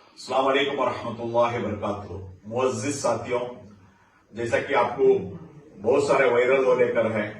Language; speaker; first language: Urdu; native; Urdu